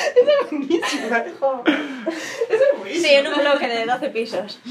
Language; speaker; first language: Galician; non-native, local second language; Spanish